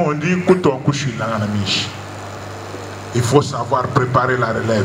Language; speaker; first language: French; non-native, local second language; Luba-Lulua